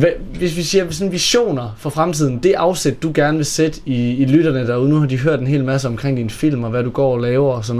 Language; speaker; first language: Danish; native; Danish